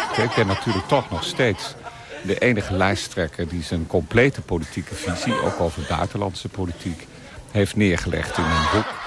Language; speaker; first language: Dutch; native; Dutch